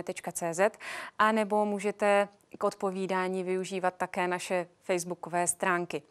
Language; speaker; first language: Czech; native; Czech